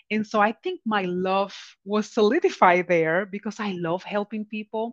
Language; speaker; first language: English; non-native, fluent; Spanish